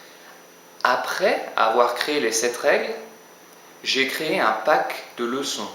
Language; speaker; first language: French; native; French